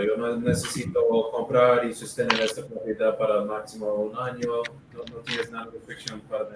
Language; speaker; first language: Spanish; non-native, learner; English